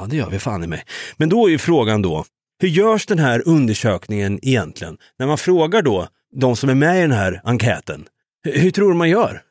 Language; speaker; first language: Swedish; native; Swedish